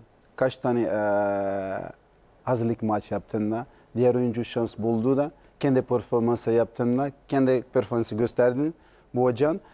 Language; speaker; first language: Turkish; non-native, learner; Portuguese